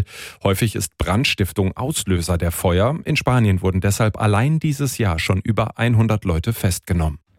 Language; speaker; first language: German; native; German